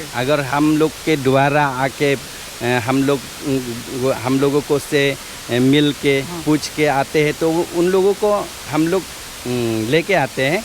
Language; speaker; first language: Hindi; non-native, local second language; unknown